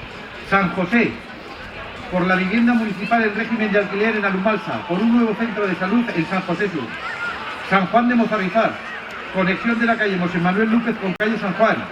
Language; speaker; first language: Spanish; native; Spanish